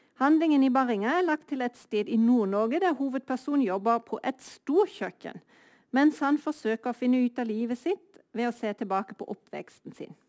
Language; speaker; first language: Norwegian; native; Norwegian